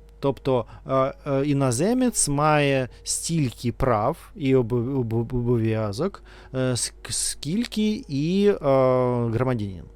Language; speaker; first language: Ukrainian; non-native, learner; Russian